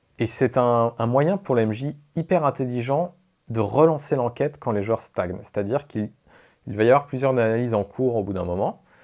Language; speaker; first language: French; native; French